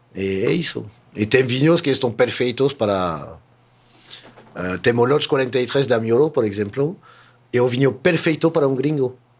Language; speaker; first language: Portuguese; non-native, fluent; French